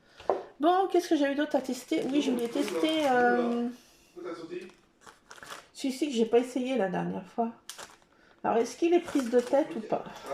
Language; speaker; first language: French; native; French